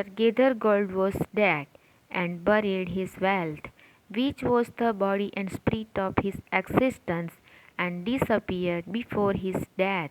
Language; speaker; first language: English; non-native, local second language; Gujarati